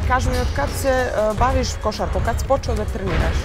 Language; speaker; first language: Bosnian; native; Bosnian